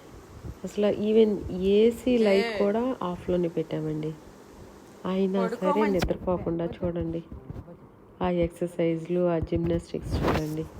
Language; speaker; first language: Telugu; native; Telugu